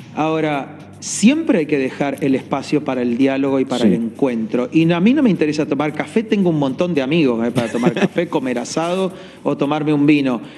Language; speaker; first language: Spanish; native; Spanish